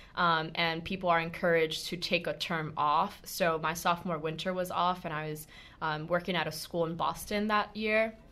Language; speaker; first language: English; early bilingual, other home language; Spanish